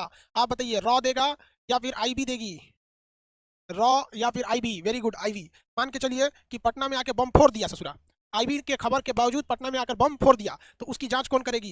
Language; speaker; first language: Hindi; native; Hindi